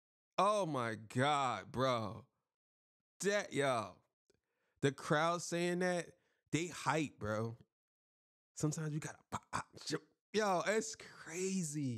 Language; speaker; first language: English; native; English